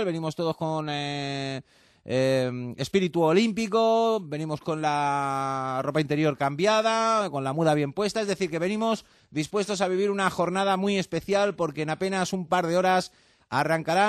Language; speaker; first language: Spanish; native; Spanish